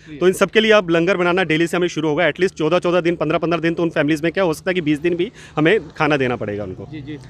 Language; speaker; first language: Hindi; non-native, local second language; Punjabi